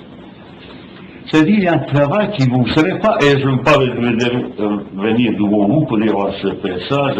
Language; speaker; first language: French; non-native, fluent; Bosnian